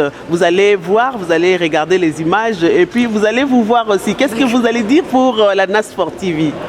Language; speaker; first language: French; non-native, local second language; Lingala